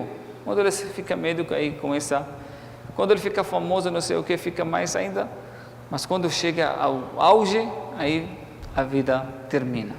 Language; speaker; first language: Portuguese; non-native, fluent; Arabic